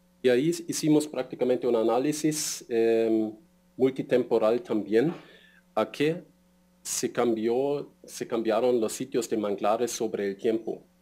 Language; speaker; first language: Spanish; non-native, fluent; German